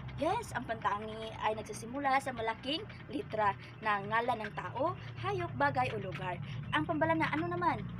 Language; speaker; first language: Filipino; non-native, local second language; Cebuano